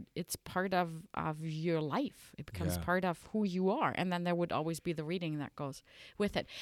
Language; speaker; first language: English; non-native, fluent; German